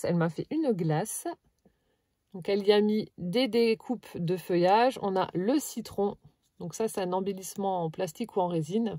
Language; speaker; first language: French; native; French